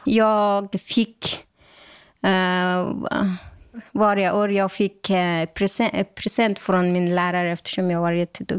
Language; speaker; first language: Swedish; non-native, local second language; Persian